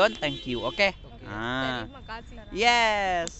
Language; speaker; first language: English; non-native, learner; Indonesian